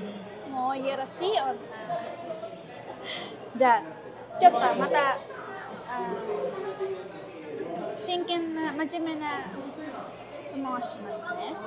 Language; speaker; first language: Japanese; non-native, fluent; Filipino